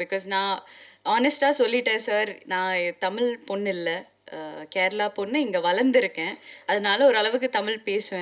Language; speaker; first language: Tamil; non-native, local second language; Malayalam